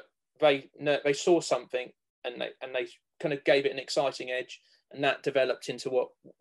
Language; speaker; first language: English; native; English